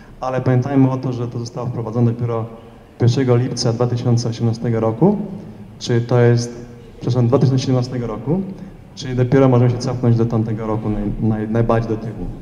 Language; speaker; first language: Polish; early bilingual, heritage; Polish